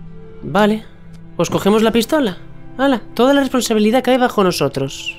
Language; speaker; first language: Spanish; native; Spanish